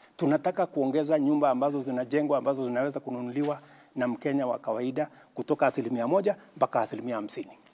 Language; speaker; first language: Swahili; non-native, local second language; Kalenjin